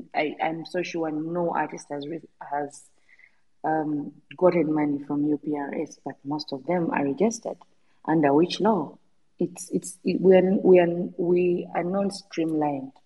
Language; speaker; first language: English; non-native, local second language; Ganda